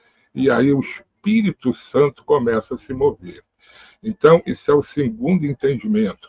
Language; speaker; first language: Portuguese; native; Portuguese